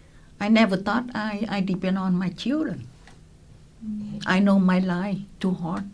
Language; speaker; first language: English; non-native, local second language; Vietnamese